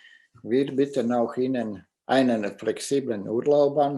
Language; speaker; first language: German; non-native, fluent; Latvian